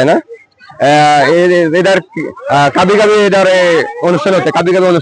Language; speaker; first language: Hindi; non-native, learner; Bangla